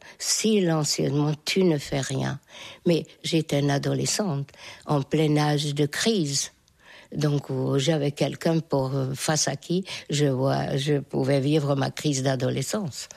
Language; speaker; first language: French; non-native, fluent; Hungarian